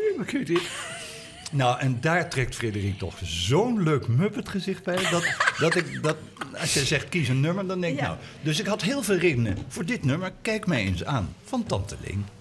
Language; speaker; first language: Dutch; native; Dutch